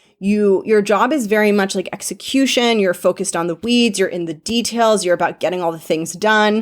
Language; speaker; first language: English; native; English